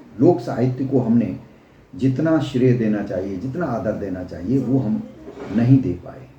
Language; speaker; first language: Hindi; native; Hindi